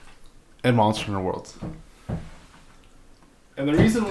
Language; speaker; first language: English; native; English